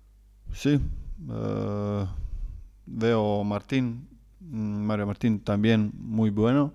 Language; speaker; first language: Spanish; non-native, learner; Croatian